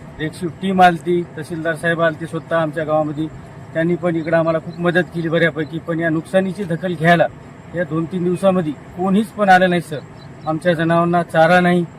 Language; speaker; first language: Marathi; native; Marathi